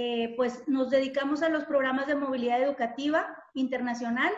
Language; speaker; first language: Spanish; native; Spanish